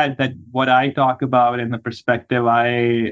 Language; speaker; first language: English; non-native, local second language; Urdu